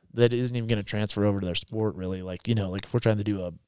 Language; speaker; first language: English; native; English